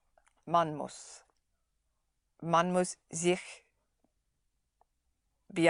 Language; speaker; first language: German; non-native, learner; English